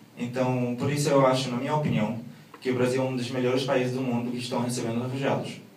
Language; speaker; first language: Portuguese; non-native, fluent; Arabic